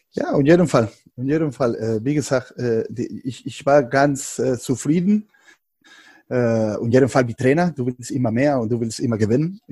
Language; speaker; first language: German; non-native, learner; Spanish